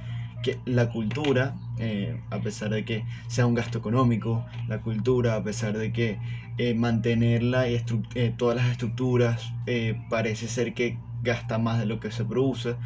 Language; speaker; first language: Spanish; native; Spanish